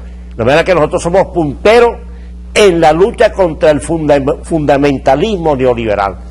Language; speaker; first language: Spanish; native; Spanish